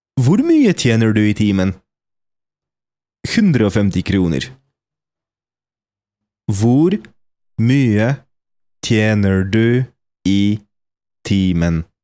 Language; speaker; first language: Norwegian; non-native, fluent; Polish